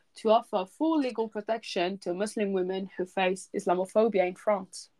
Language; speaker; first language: English; early bilingual, other home language; French